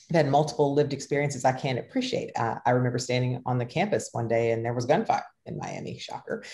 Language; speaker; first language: English; native; English